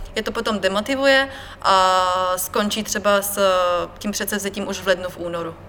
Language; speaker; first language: Czech; native; Czech